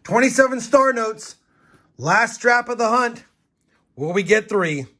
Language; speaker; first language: English; native; English